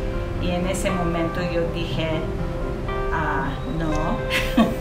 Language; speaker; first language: Spanish; early bilingual, heritage; English